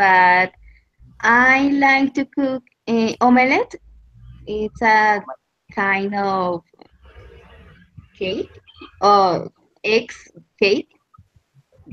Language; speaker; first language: English; non-native, learner; Spanish